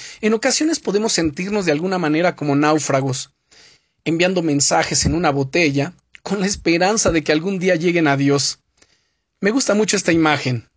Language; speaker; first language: Spanish; native; Spanish